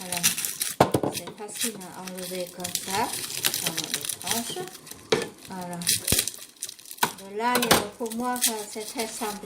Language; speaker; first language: French; non-native, learner; Vietnamese